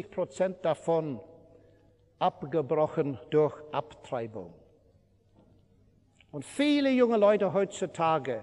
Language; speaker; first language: German; non-native, fluent; English